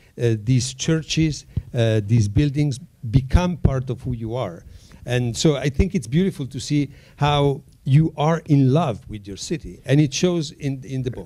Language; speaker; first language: English; non-native, fluent; Italian